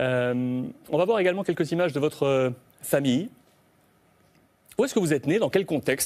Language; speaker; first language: French; native; French